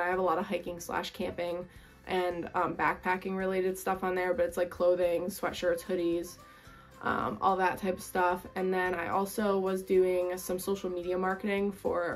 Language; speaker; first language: English; native; English